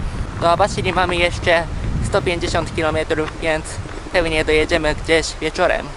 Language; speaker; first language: Polish; early bilingual, heritage; Polish